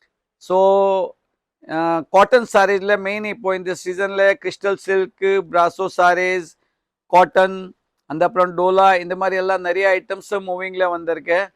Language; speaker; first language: Tamil; non-native, fluent; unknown